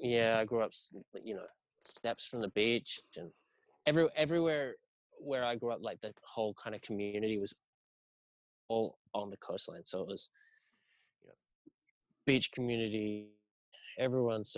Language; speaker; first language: English; native; English